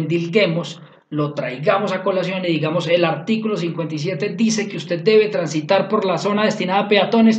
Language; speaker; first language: Spanish; native; Spanish